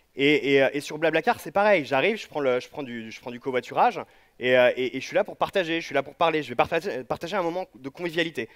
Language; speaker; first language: French; native; French